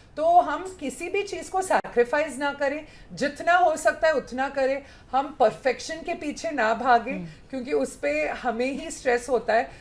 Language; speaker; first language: Hindi; non-native, local second language; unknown